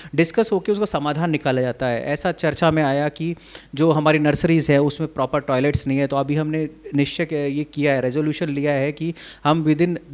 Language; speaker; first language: Hindi; native; Hindi